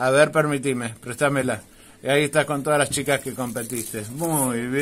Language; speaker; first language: Spanish; native; Spanish